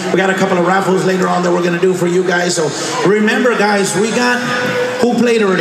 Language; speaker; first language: English; early bilingual, other home language; Spanish